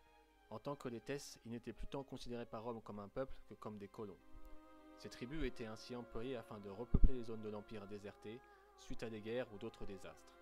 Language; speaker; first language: French; native; French